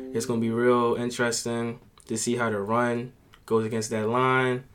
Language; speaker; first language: English; native; English